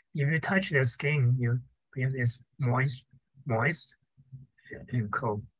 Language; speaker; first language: English; non-native, fluent; Chinese